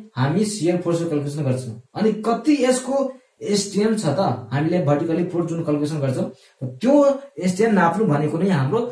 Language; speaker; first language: Nepali; non-native, local second language; Maithili